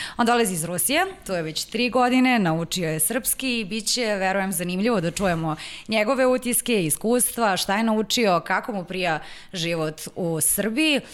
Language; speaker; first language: Serbian; native; Serbian